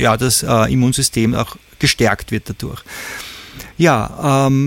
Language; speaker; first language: German; native; German